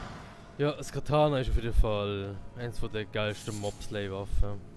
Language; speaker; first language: German; native; German